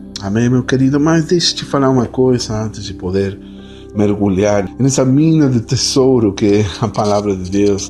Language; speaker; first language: Portuguese; non-native, fluent; Spanish